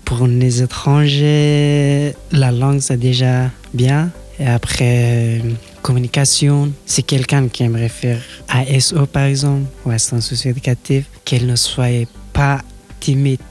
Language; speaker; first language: French; non-native, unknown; Persian